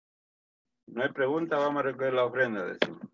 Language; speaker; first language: Spanish; native; Spanish